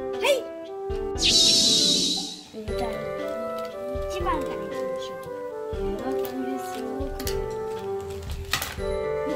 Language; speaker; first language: Japanese; native; Japanese